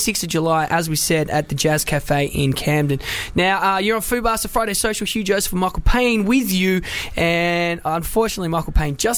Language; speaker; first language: English; native; English